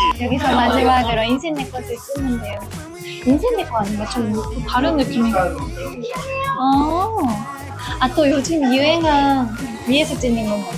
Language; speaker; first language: Korean; early bilingual, heritage; Japanese